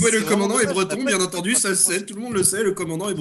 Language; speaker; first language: French; native; French